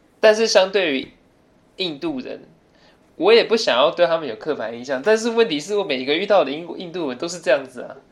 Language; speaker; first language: Chinese; early bilingual, other home language; English